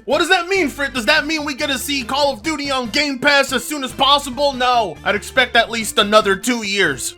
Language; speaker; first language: English; native; English